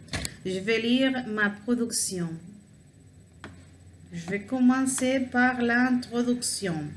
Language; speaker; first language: French; non-native, learner; Spanish